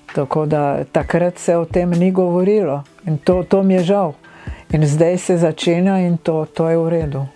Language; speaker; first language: Slovenian; non-native, fluent; Italian